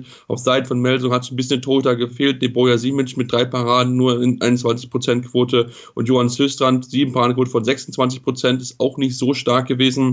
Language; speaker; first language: German; native; German